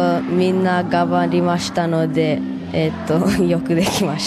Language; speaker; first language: Japanese; early bilingual, heritage; Japanese